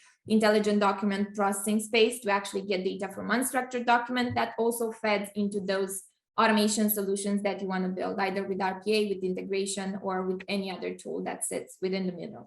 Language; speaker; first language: English; non-native, fluent; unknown